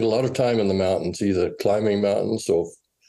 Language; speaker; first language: English; native; English